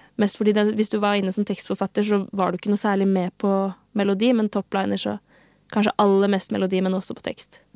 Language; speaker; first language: Norwegian; native; Norwegian